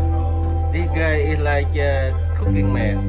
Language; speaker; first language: English; non-native, learner; Vietnamese